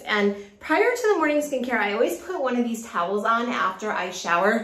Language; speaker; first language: English; native; English